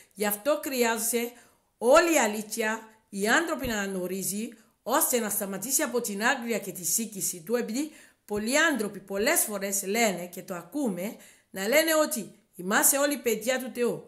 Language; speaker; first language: Greek; non-native, learner; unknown